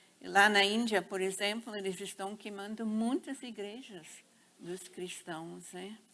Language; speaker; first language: Portuguese; non-native, fluent; English